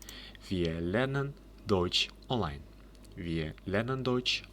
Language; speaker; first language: German; non-native, learner; Uzbek